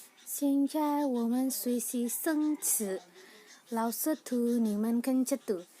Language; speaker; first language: Chinese; non-native, learner; Indonesian